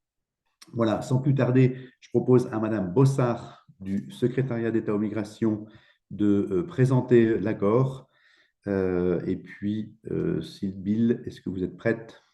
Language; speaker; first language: French; native; French